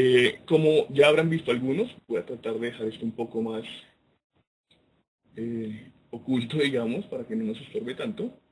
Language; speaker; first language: Spanish; native; Spanish